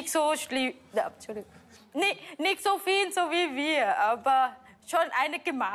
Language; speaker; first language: German; non-native, learner; Thai